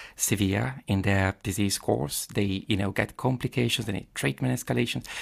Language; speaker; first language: English; non-native, fluent; Italian